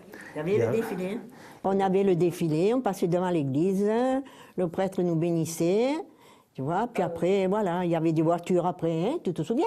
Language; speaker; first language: French; native; French